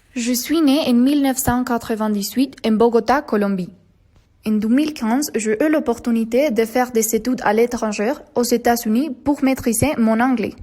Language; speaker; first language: French; non-native, learner; Spanish